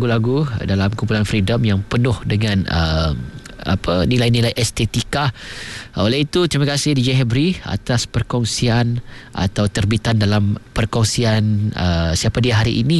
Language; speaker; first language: Malay; native; Malay